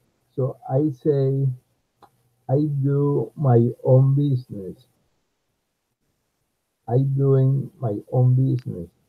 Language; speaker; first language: English; non-native, learner; Spanish